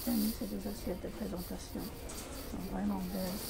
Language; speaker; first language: French; non-native, local second language; Arabic